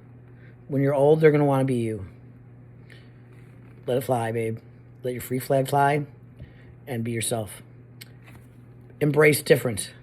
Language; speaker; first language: English; native; English